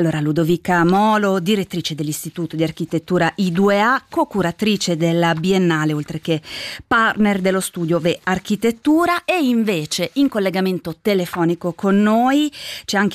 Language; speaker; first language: Italian; native; Italian